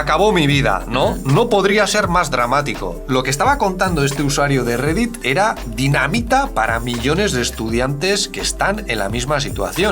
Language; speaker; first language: Spanish; native; Spanish